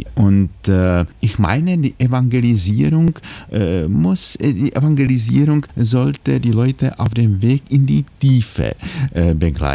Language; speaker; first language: German; non-native, fluent; Czech